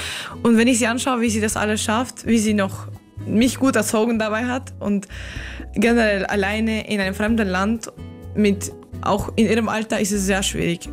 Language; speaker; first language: German; early bilingual, other home language; Ukrainian